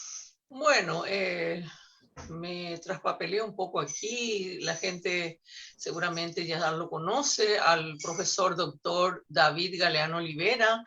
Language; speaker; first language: Spanish; native; Spanish